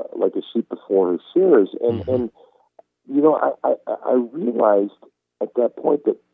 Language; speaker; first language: English; non-native, fluent; Turkish